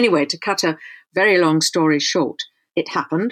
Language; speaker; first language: English; native; English